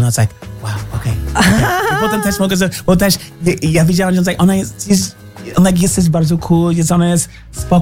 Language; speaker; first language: Polish; non-native, learner; English